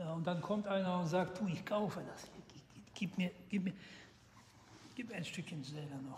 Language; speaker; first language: German; non-native, fluent; Russian